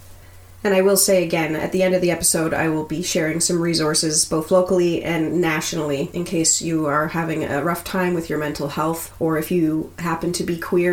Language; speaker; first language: English; native; English